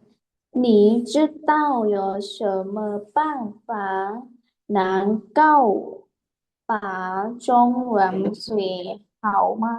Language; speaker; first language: Chinese; non-native, learner; Lao